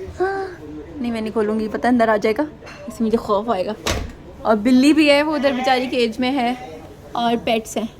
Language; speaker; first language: Urdu; native; Urdu